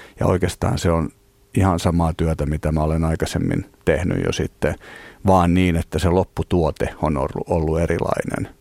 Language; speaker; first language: Finnish; native; Finnish